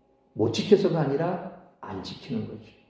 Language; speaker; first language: Korean; native; Korean